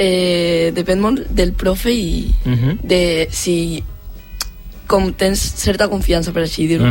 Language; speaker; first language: Catalan; non-native, local second language; Spanish